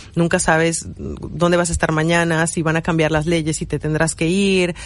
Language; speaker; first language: Spanish; native; Spanish